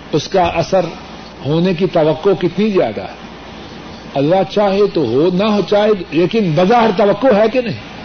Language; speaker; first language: Urdu; non-native, local second language; Punjabi